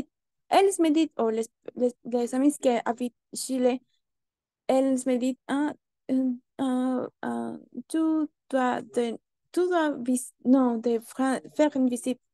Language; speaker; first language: French; non-native, learner; Spanish